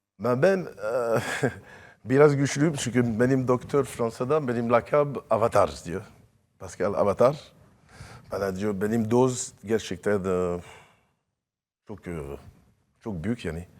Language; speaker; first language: Turkish; non-native, learner; French